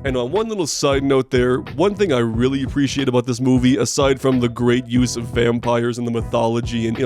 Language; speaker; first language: English; native; English